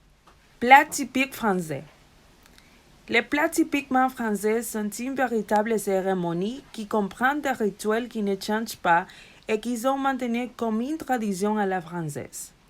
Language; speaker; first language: French; non-native, learner; Spanish